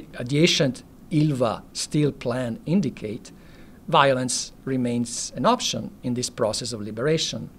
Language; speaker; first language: English; non-native, fluent; Italian